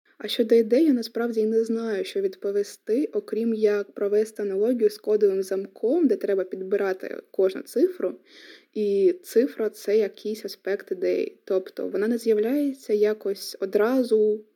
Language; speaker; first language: Ukrainian; non-native, local second language; Russian